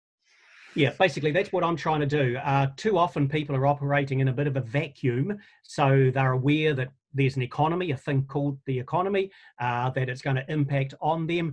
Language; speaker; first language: English; native; English